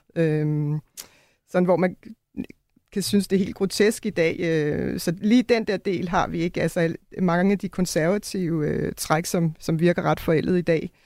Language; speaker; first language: Danish; native; Danish